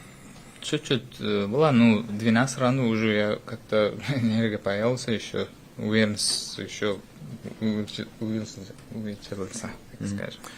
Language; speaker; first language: Russian; non-native, fluent; Uzbek